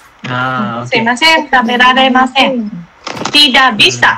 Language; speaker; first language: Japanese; non-native, learner; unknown